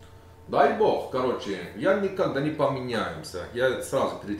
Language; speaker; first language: Russian; non-native, learner; Turkish